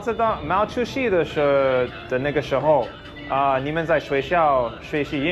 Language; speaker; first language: Chinese; non-native, learner; English